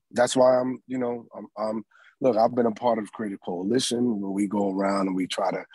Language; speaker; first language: English; native; English